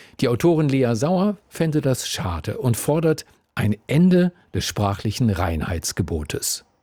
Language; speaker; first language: German; native; German